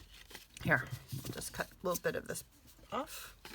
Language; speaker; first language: English; native; English